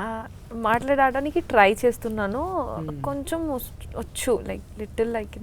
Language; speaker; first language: Telugu; non-native, learner; Bangla